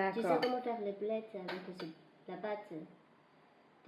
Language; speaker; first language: French; non-native, fluent; Chinese